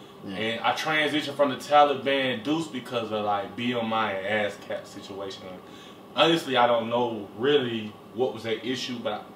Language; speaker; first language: English; native; English